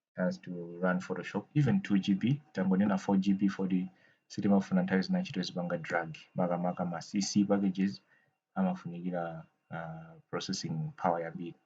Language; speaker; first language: Nyanja; non-native, local second language; Tumbuka